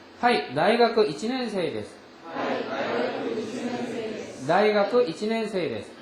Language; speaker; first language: Japanese; non-native, fluent; Korean